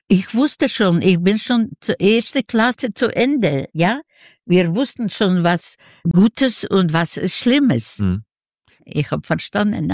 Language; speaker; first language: German; non-native, learner; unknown